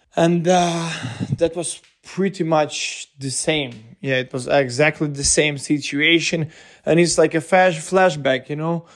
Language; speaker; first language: English; non-native, fluent; Ukrainian